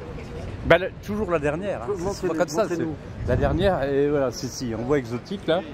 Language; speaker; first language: French; native; French